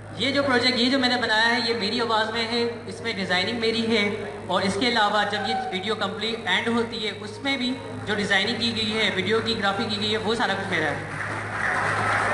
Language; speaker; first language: Urdu; non-native, local second language; Sindhi